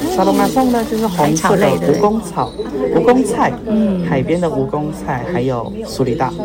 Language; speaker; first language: Chinese; native; Chinese